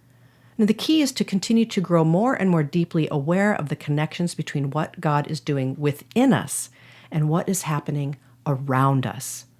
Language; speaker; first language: English; native; English